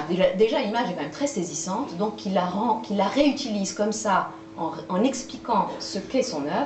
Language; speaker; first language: French; native; French